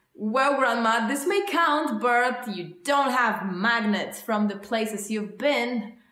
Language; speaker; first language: English; non-native, fluent; Bulgarian